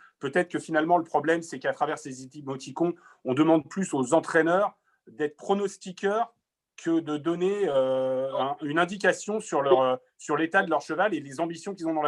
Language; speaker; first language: French; native; French